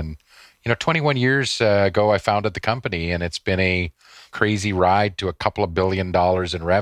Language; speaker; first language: English; native; English